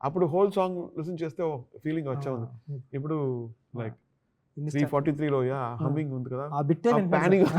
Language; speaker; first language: Telugu; non-native, learner; Tamil